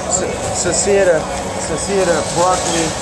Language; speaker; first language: Italian; non-native, learner; English